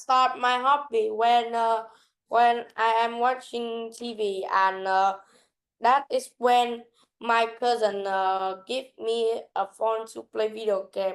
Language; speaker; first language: English; non-native, learner; Vietnamese